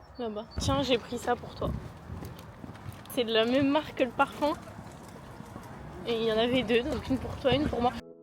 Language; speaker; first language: French; native; French